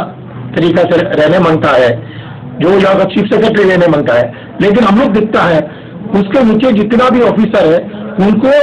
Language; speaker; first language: Hindi; non-native, local second language; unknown